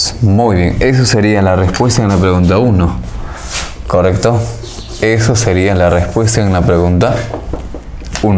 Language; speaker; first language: Spanish; native; Spanish